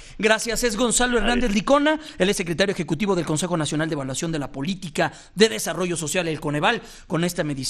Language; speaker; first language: Spanish; native; Spanish